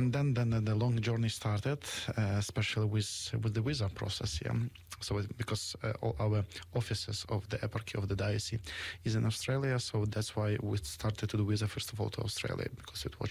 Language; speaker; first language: English; non-native, fluent; Ukrainian